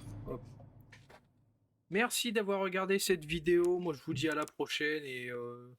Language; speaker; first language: French; native; French